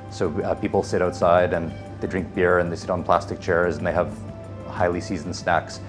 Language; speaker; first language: English; native; English